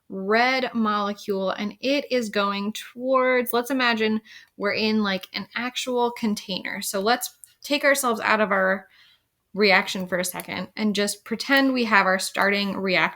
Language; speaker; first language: English; native; English